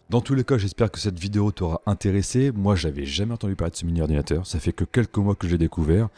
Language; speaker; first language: French; native; French